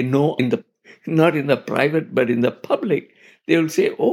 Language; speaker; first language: English; non-native, local second language; Tamil